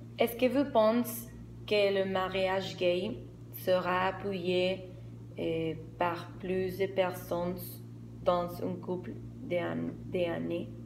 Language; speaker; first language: French; non-native, learner; Spanish